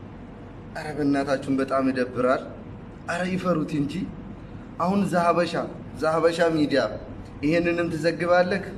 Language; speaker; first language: Amharic; non-native, local second language; Oromo